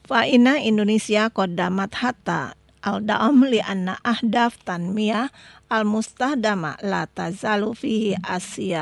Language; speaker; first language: Arabic; non-native, fluent; Indonesian